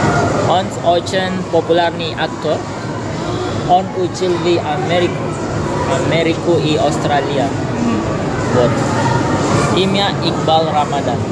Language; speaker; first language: Russian; non-native, learner; Indonesian